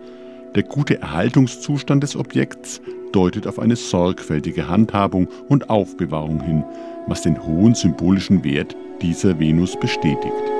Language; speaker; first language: German; native; German